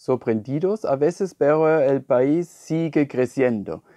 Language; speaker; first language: Spanish; non-native, fluent; German